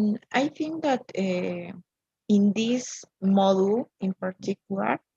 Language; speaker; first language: English; non-native, learner; Spanish